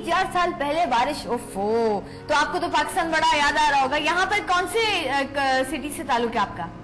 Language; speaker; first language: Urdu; non-native, local second language; Sindhi